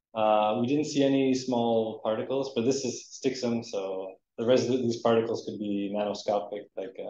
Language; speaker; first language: English; native; English